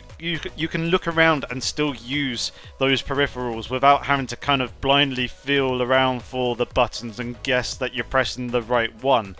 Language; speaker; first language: English; native; English